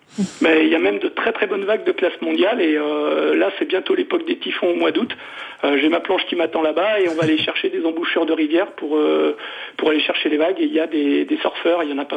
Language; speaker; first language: French; native; French